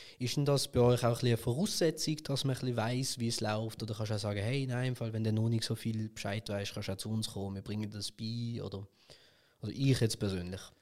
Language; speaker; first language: German; early bilingual, other home language; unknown